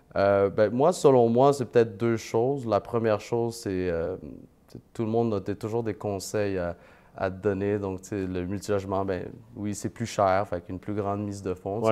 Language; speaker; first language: French; early bilingual, other home language; Vietnamese